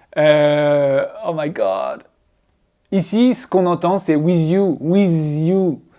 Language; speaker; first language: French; native; French